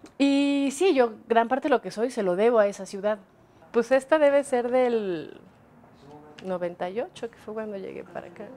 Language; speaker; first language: Spanish; native; Spanish